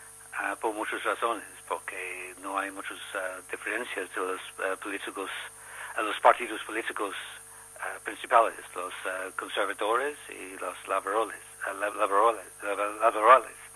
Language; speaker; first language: Spanish; non-native, learner; English